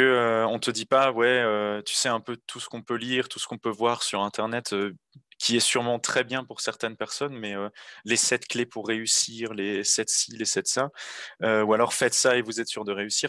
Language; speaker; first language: French; native; French